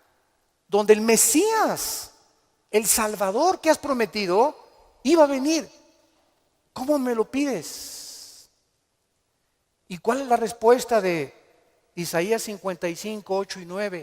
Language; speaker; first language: Spanish; native; Spanish